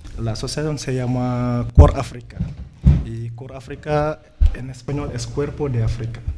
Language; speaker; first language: Spanish; non-native, learner; Wolof